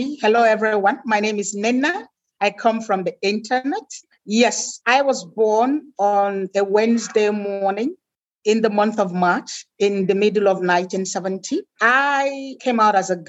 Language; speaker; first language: English; non-native, local second language; Igbo